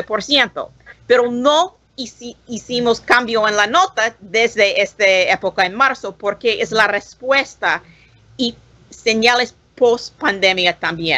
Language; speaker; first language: Spanish; non-native, learner; English